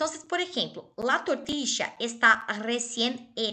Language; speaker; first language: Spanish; non-native, fluent; Portuguese